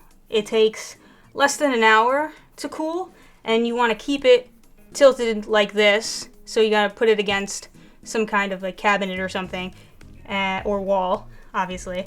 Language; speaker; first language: English; native; English